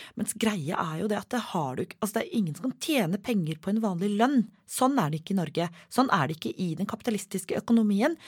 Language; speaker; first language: Norwegian; native; Norwegian